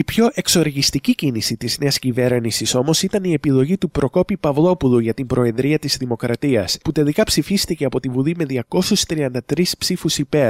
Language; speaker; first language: Greek; native; Greek